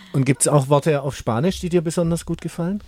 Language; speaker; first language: German; native; German